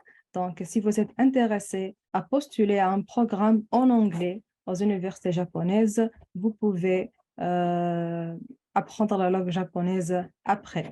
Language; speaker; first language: French; non-native, local second language; Arabic